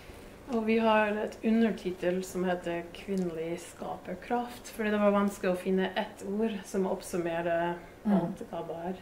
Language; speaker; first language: Norwegian; non-native, fluent; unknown